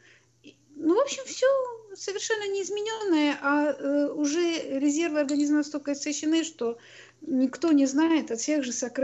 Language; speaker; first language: Russian; native; Russian